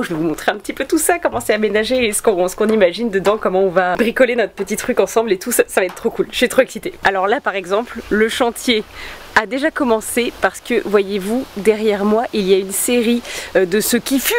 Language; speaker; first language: French; native; French